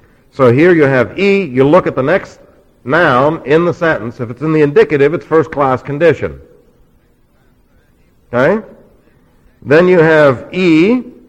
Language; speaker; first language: English; native; English